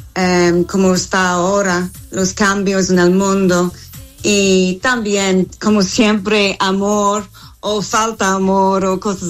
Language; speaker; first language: Spanish; non-native, fluent; English